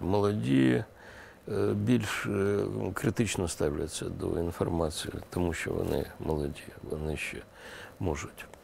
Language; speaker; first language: Ukrainian; non-native, local second language; Russian